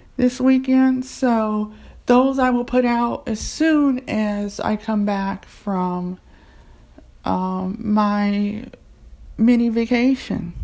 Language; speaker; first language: English; native; English